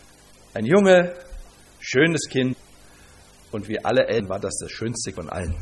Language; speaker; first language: German; native; German